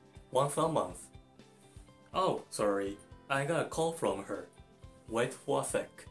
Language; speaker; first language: English; non-native, fluent; Japanese